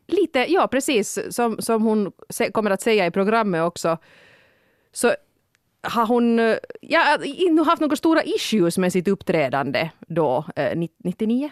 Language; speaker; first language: Swedish; native; Swedish